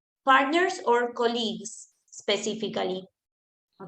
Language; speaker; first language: English; non-native, fluent; Spanish